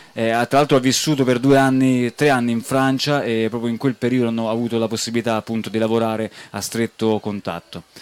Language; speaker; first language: Italian; native; Italian